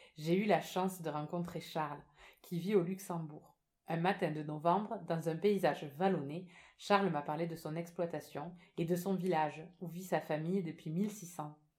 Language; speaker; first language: French; native; French